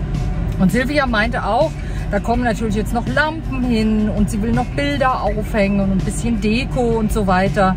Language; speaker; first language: German; native; German